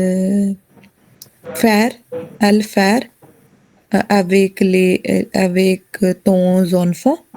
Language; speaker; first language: French; non-native, learner; Hindi